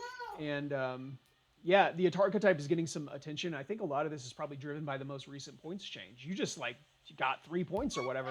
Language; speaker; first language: English; native; English